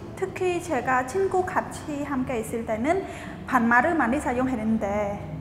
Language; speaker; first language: Korean; non-native, fluent; Khmer